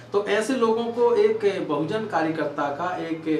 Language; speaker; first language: Hindi; native; Hindi